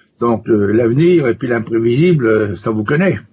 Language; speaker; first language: French; native; French